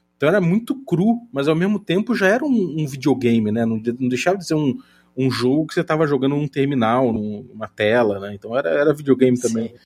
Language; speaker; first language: Portuguese; native; Portuguese